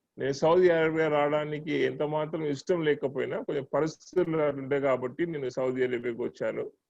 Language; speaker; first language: Telugu; non-native, local second language; Tamil